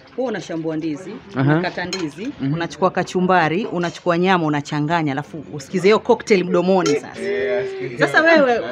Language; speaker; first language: Swahili; native; Swahili